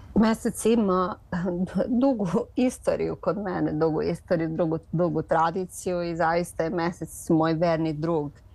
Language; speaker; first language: Serbian; native; Serbian